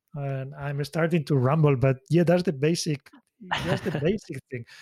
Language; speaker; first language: English; non-native, fluent; Spanish